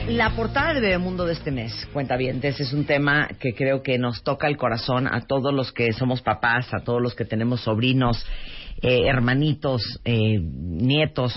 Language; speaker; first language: Spanish; early bilingual, other home language; English